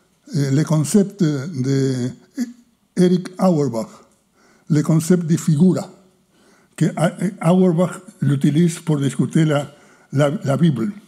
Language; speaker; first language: French; non-native, fluent; Spanish